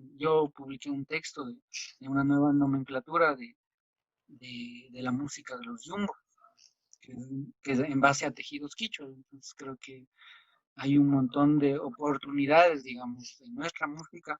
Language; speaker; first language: Spanish; non-native, local second language; Quechua